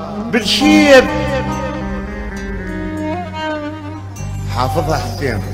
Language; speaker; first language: Arabic; native; Arabic